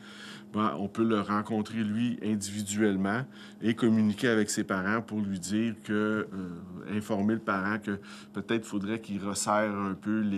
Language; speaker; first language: French; native; French